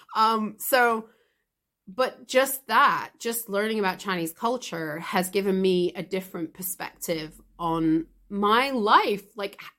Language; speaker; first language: English; native; English